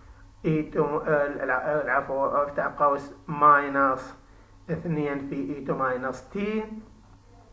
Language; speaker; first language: Arabic; native; Arabic